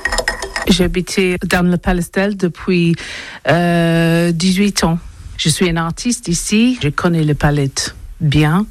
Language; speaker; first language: French; non-native, learner; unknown